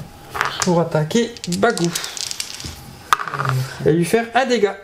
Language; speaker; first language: French; native; French